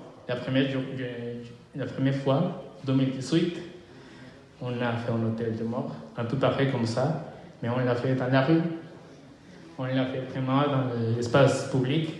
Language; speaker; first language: French; non-native, fluent; Spanish